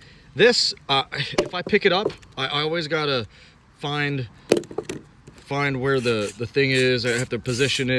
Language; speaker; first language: English; native; English